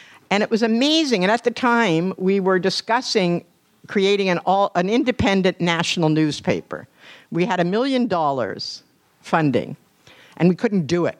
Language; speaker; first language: English; native; English